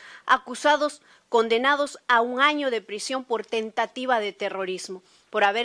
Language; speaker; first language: Spanish; native; Spanish